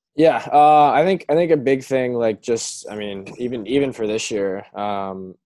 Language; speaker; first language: English; native; English